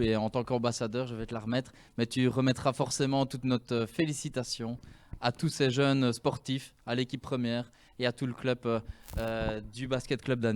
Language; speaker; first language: French; native; French